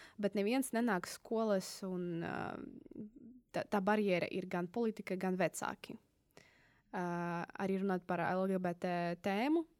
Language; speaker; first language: Latvian; non-native, local second language; Russian